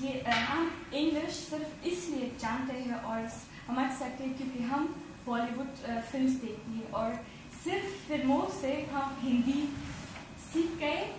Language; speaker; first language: Hindi; non-native, learner; German